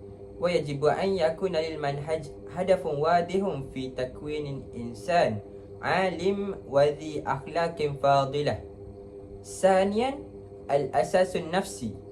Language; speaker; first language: Arabic; non-native, learner; Malay